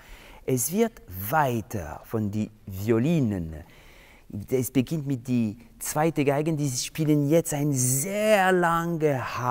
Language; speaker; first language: German; non-native, fluent; French